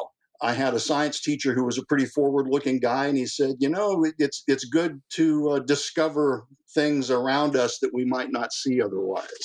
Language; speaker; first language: English; native; English